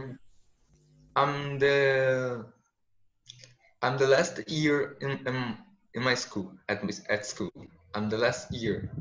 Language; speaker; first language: English; non-native, learner; Portuguese